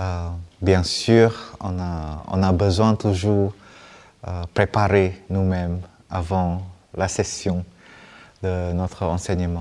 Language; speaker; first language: French; non-native, fluent; Vietnamese